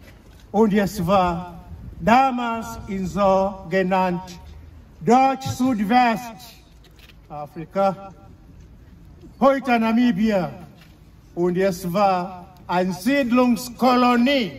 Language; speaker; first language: German; non-native, learner; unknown